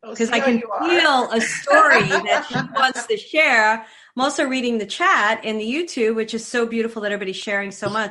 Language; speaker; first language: English; native; English